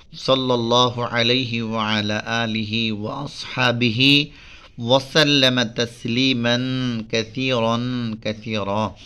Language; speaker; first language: Arabic; non-native, fluent; Bangla